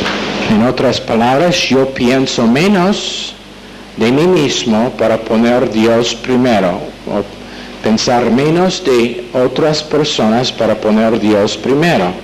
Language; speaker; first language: Spanish; non-native, fluent; English